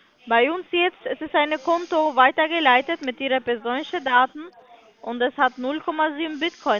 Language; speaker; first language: German; non-native, fluent; Russian